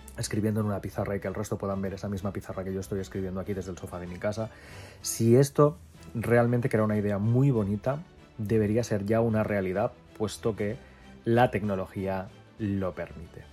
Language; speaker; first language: Spanish; native; Spanish